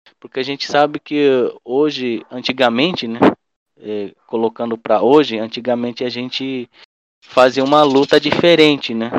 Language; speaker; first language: Portuguese; non-native, local second language; Guarani